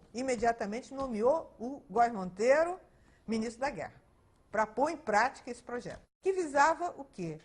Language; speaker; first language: Portuguese; early bilingual, other home language; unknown